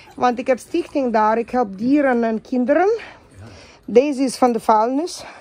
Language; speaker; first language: Dutch; non-native, learner; Russian